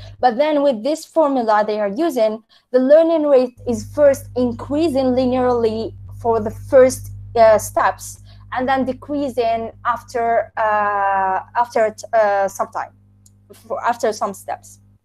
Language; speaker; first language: English; non-native, fluent; Arabic